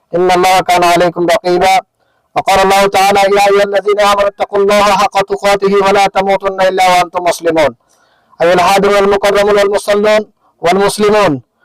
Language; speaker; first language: Arabic; non-native, fluent; Bangla